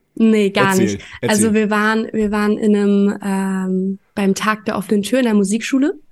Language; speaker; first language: German; native; German